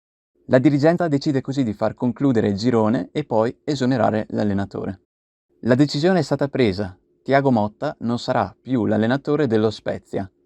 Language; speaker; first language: Italian; native; Italian